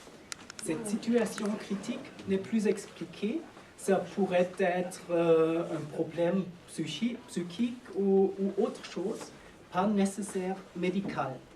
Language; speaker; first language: French; non-native, learner; German